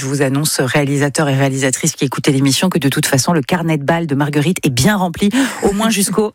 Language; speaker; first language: French; native; French